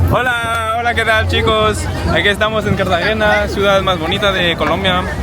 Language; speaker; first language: Spanish; non-native, learner; French